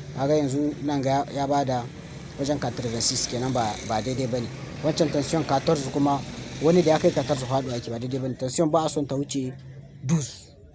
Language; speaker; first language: Hausa; native; Hausa